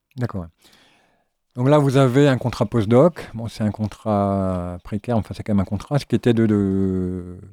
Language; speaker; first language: French; native; French